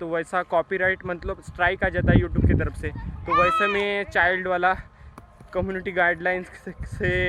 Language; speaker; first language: Hindi; non-native, local second language; Marathi